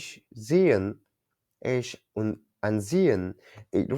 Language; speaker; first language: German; non-native, learner; Turkish